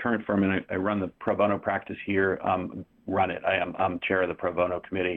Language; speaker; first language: English; native; English